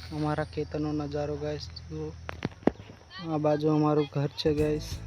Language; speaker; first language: Gujarati; non-native, local second language; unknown